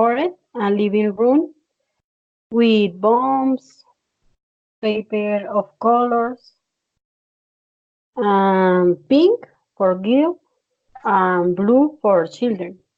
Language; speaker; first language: English; non-native, learner; Spanish